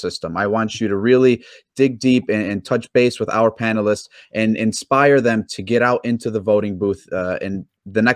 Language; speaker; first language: English; native; English